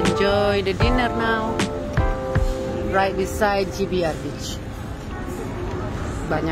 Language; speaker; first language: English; non-native, learner; Indonesian